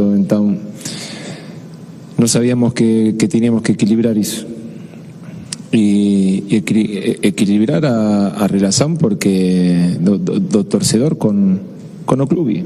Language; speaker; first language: Portuguese; non-native, fluent; Spanish